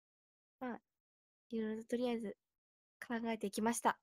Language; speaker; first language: Japanese; native; Japanese